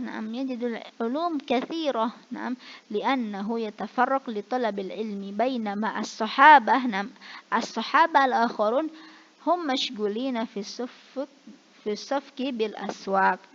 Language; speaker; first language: Arabic; non-native, fluent; Indonesian